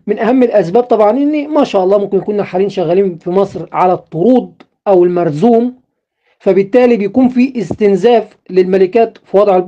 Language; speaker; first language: Arabic; native; Arabic